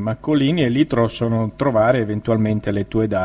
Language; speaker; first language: Italian; native; Italian